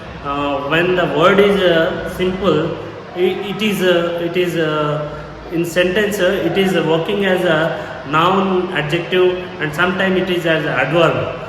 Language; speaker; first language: English; non-native, local second language; Telugu